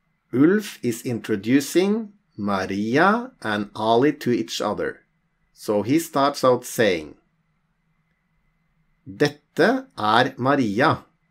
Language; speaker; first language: English; non-native, fluent; Norwegian